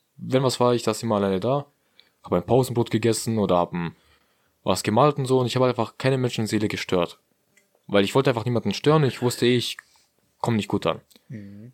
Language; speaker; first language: German; early bilingual, other home language; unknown